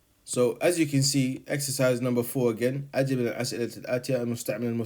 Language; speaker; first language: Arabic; non-native, fluent; English